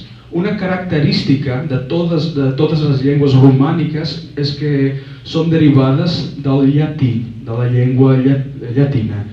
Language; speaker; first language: Catalan; non-native, fluent; Portuguese